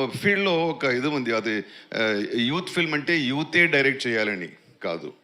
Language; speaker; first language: Telugu; non-native, local second language; Tamil